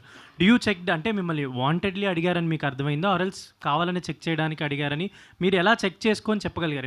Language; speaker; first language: Telugu; native; Telugu